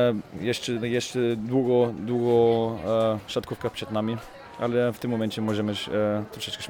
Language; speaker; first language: Polish; non-native, fluent; German